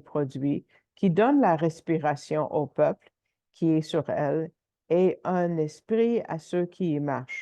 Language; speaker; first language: French; native; French